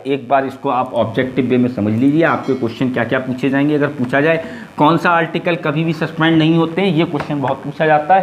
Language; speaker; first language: Hindi; native; Hindi